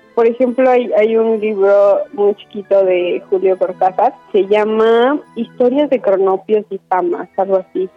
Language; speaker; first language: Spanish; native; Spanish